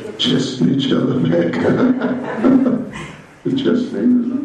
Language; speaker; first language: Russian; non-native, learner; English